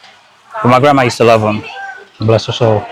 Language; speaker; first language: English; native; English